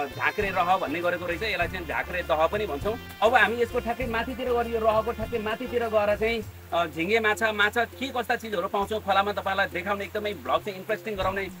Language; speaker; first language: Nepali; non-native, local second language; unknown